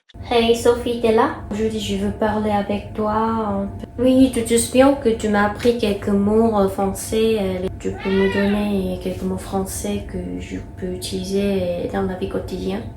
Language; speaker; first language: French; non-native, fluent; Korean